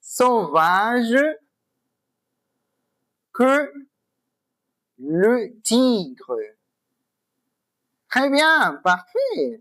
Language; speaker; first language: French; non-native, fluent; Spanish